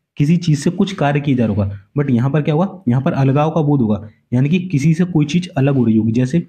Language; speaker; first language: Hindi; native; Hindi